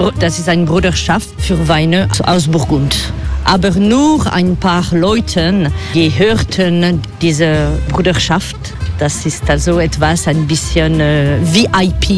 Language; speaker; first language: German; non-native, fluent; French